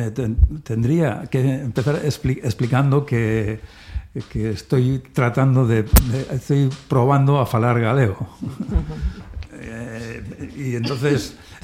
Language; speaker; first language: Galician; non-native, learner; Spanish